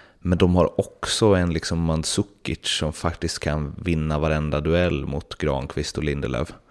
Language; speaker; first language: Swedish; native; Swedish